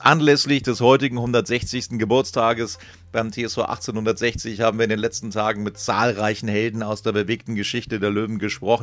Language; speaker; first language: German; native; German